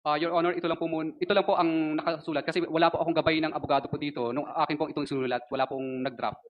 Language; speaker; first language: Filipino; non-native, local second language; Cebuano